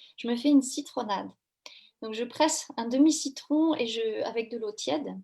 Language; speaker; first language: French; native; French